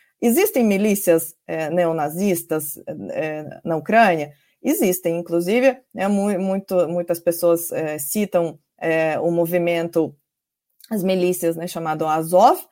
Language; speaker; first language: Portuguese; non-native, fluent; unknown